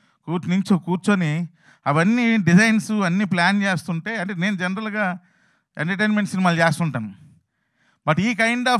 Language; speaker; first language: Telugu; native; Telugu